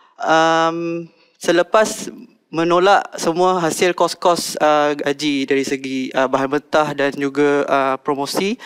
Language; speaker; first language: Malay; native; Malay